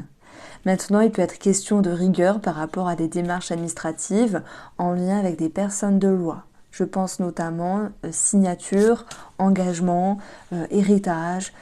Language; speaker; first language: French; native; French